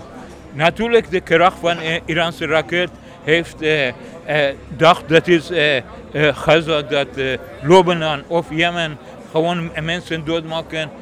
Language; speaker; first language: Dutch; non-native, learner; Persian